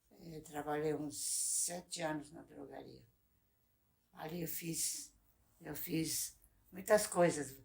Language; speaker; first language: Portuguese; non-native, local second language; Japanese